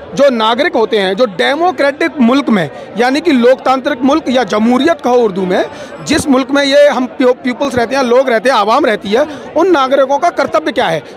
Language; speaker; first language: Hindi; native; Hindi